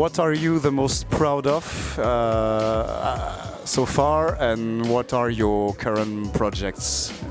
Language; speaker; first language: English; non-native, fluent; French